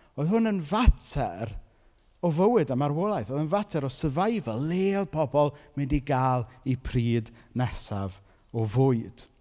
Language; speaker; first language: Welsh; native; Welsh